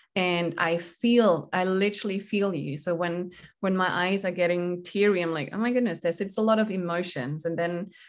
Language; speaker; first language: English; non-native, fluent; German